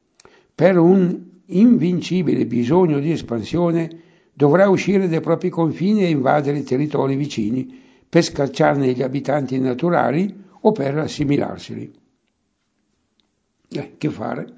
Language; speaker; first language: Italian; native; Italian